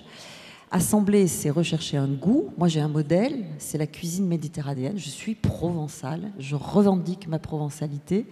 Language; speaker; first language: French; native; French